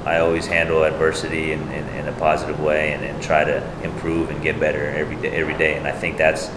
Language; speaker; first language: English; native; English